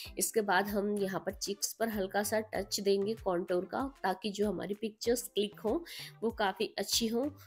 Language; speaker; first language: Hindi; native; Hindi